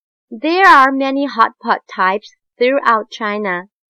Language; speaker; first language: English; non-native, fluent; Chinese